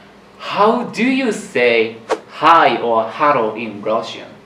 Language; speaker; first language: English; non-native, learner; Japanese